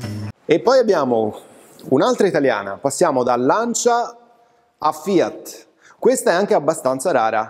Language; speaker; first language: Italian; native; Italian